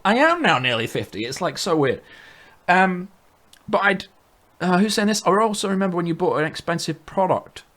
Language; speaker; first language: English; native; English